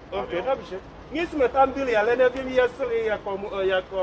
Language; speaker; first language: Czech; non-native, learner; English